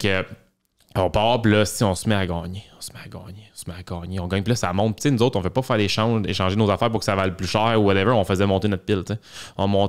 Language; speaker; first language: French; native; French